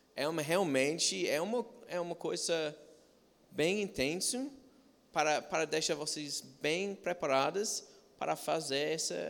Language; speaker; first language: Portuguese; non-native, fluent; English